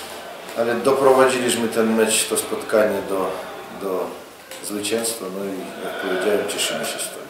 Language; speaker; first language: Polish; non-native, fluent; Russian